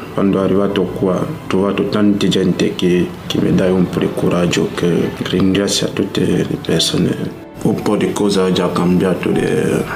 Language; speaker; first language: Italian; non-native, learner; French